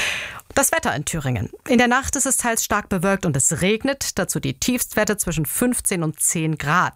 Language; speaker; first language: German; native; German